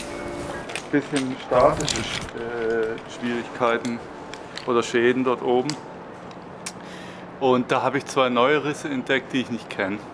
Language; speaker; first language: German; native; German